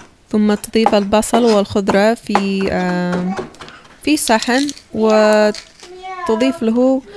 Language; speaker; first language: Arabic; non-native, fluent; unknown